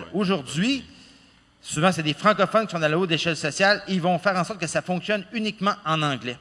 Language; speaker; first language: French; native; French